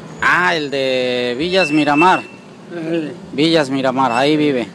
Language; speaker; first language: Spanish; native; Spanish